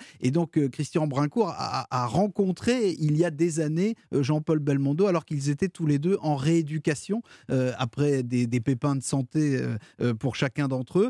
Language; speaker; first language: French; native; French